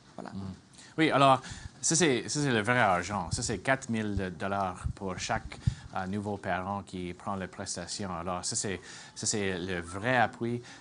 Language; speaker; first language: French; non-native, fluent; English